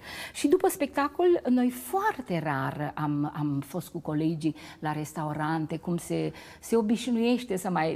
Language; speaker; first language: Romanian; native; Romanian